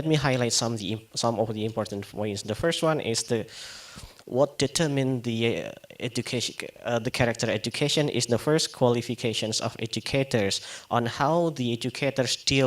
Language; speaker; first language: English; non-native, fluent; Indonesian